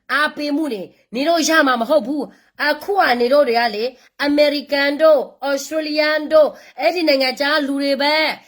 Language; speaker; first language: Burmese; non-native, local second language; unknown